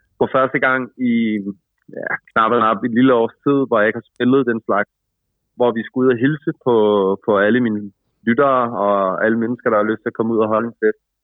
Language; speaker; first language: Danish; native; Danish